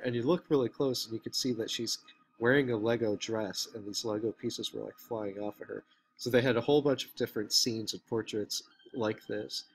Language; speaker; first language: English; native; English